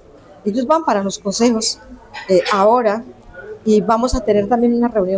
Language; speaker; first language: Spanish; native; Spanish